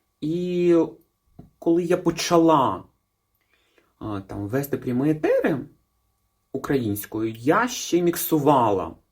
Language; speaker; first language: Ukrainian; non-native, local second language; Russian